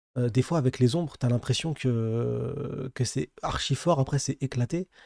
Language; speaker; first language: French; native; French